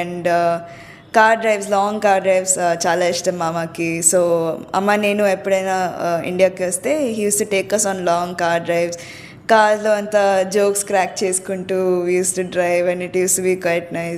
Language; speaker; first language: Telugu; early bilingual, heritage; Telugu